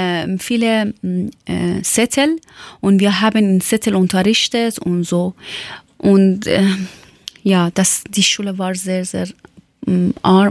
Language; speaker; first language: German; non-native, learner; Persian